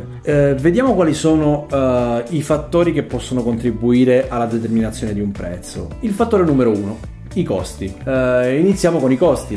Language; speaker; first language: Italian; native; Italian